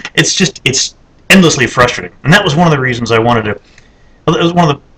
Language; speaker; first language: English; native; English